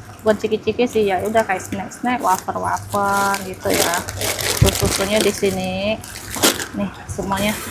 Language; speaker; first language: Indonesian; native; Indonesian